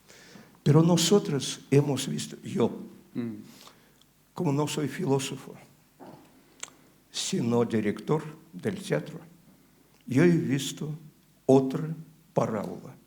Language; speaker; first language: Spanish; non-native, learner; Russian